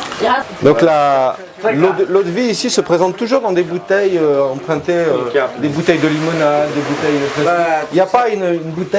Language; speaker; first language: French; native; French